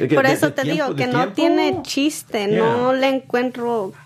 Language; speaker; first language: Spanish; early bilingual, heritage; Spanish